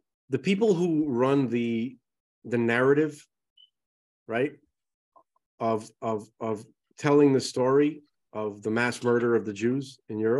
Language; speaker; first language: English; early bilingual, other home language; Russian